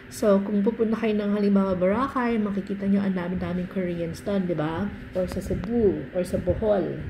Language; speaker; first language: Filipino; native; Filipino